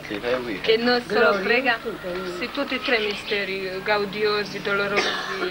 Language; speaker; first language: Italian; non-native, learner; Croatian